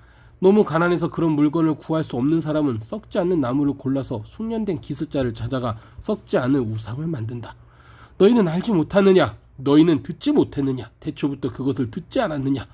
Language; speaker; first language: Korean; native; Korean